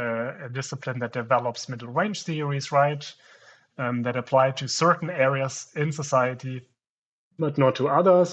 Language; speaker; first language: English; non-native, fluent; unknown